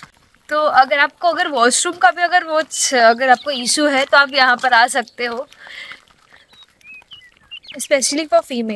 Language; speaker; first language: Hindi; native; Hindi